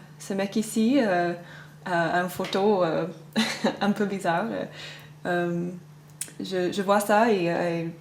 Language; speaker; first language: French; non-native, fluent; English